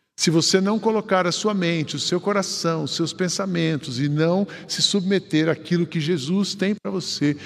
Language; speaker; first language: Portuguese; native; Portuguese